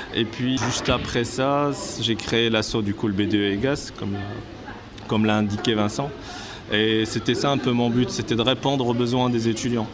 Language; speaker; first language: French; non-native, local second language; Arabic